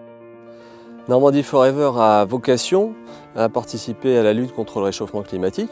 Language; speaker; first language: French; native; French